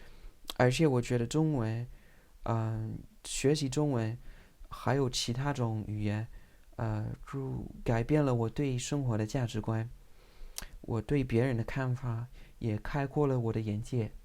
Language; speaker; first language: Chinese; non-native, fluent; English